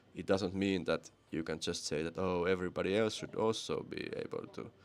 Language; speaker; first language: English; non-native, fluent; Finnish